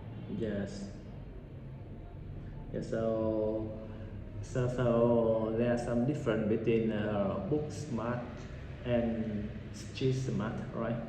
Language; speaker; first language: English; non-native, learner; Vietnamese